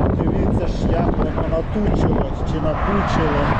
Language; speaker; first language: Ukrainian; native; Ukrainian